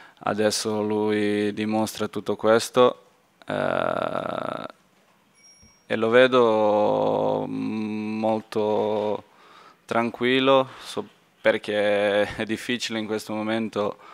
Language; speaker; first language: Italian; non-native, fluent; Serbian